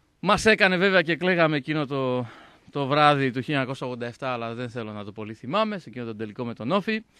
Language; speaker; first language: Greek; native; Greek